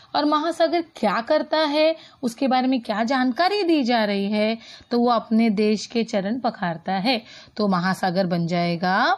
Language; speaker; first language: Hindi; non-native, local second language; Marathi